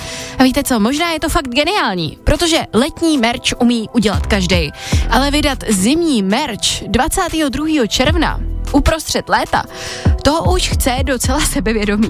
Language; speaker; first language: Czech; native; Czech